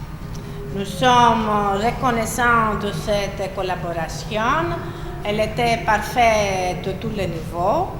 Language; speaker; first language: French; non-native, fluent; Greek